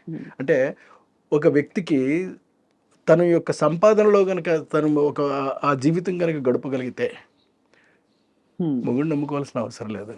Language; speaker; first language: Telugu; native; Telugu